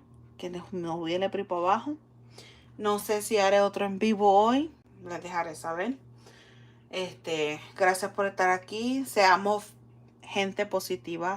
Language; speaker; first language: Spanish; early bilingual, heritage; Spanish